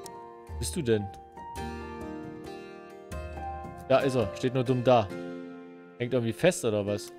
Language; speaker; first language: German; native; German